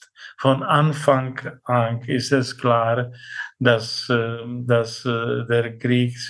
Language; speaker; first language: German; non-native, fluent; Czech